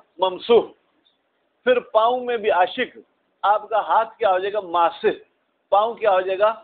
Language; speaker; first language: Urdu; non-native, local second language; Sindhi